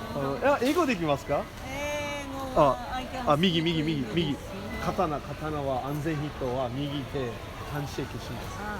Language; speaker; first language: Japanese; non-native, learner; English